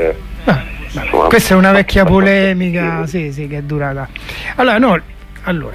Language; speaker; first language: Italian; native; Italian